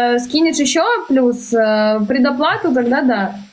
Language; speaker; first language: Ukrainian; native; Ukrainian